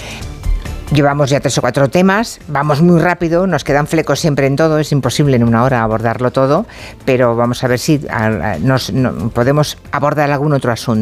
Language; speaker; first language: Spanish; native; Spanish